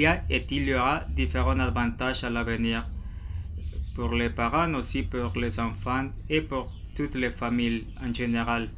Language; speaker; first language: French; non-native, learner; Spanish